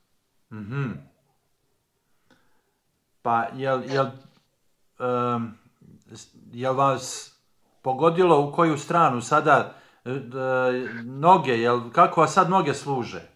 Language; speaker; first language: Croatian; native; Croatian